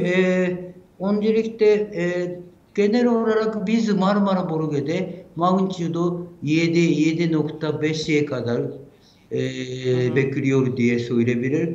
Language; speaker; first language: Turkish; non-native, fluent; Japanese